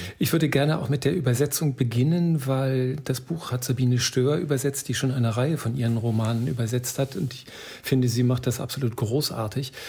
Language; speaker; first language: German; native; German